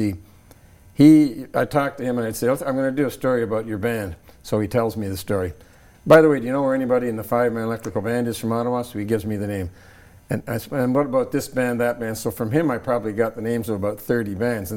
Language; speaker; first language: English; native; English